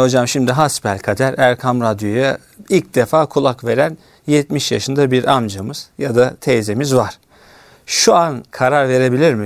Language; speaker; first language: Turkish; native; Turkish